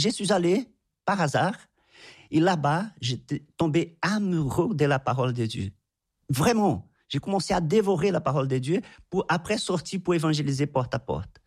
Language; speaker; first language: French; non-native, fluent; Portuguese